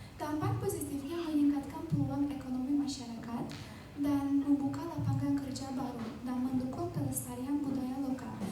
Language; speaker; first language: Indonesian; non-native, fluent; Azerbaijani